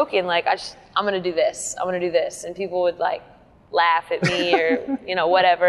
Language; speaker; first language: English; native; English